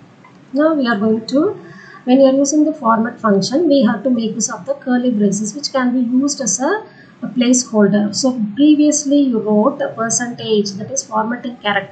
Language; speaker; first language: English; non-native, local second language; Tamil